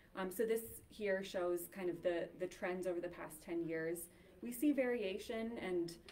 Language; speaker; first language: English; native; English